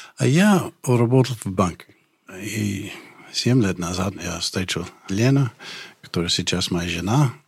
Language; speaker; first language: Russian; non-native, fluent; English